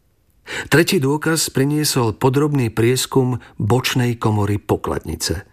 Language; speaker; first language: Slovak; native; Slovak